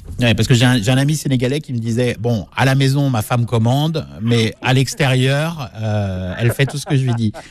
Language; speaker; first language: French; native; French